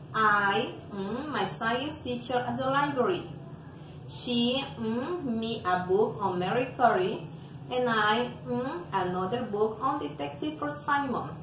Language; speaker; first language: English; non-native, fluent; Spanish